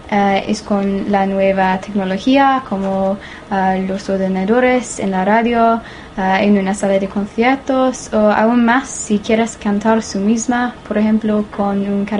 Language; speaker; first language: Spanish; non-native, learner; English